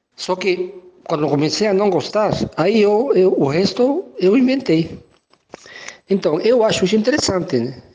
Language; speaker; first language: Portuguese; non-native, fluent; Spanish